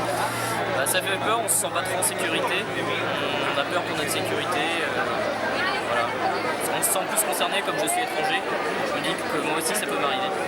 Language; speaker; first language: French; native; French